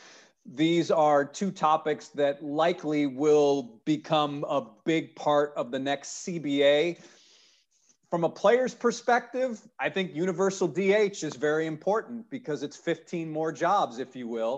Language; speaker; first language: English; native; English